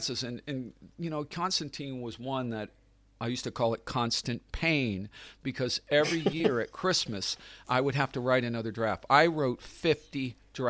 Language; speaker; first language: English; native; English